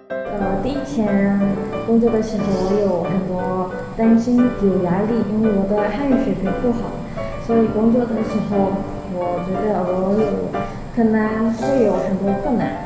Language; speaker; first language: Chinese; non-native, learner; Burmese